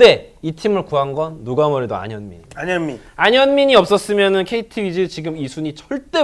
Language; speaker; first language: Korean; native; Korean